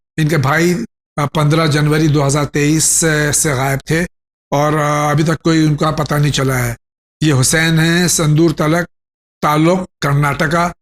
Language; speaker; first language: Urdu; native; Urdu